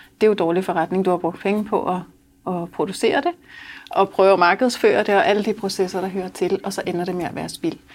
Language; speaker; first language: Danish; native; Danish